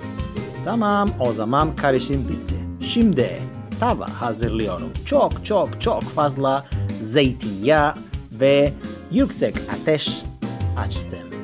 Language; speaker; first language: Turkish; non-native, learner; Spanish